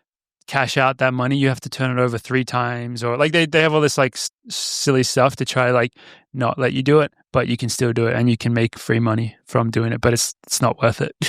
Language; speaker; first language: English; native; English